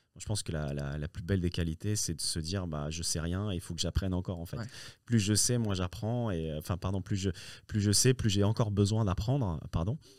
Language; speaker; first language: French; early bilingual, other home language; Riffian